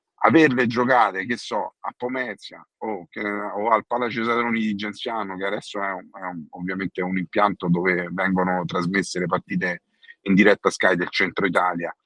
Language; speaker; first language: Italian; native; Italian